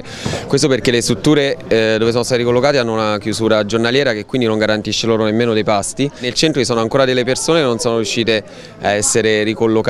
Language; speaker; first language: Italian; native; Italian